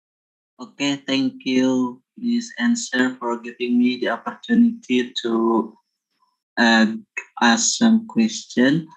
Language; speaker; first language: English; non-native, fluent; Indonesian